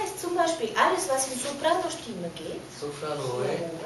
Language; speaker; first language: German; non-native, fluent; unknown